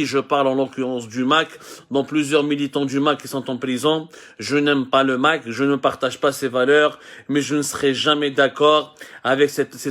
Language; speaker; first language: French; non-native, local second language; Arabic